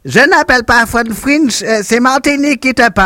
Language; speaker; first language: French; non-native, local second language; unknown